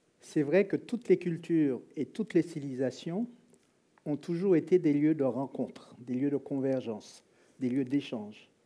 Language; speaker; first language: French; native; French